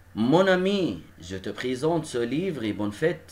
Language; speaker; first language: French; non-native, fluent; Arabic